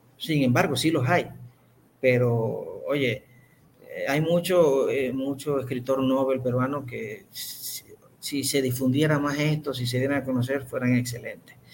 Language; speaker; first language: Spanish; native; Spanish